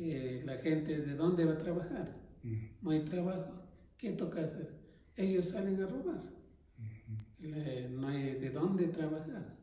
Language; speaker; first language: Spanish; non-native, local second language; Quechua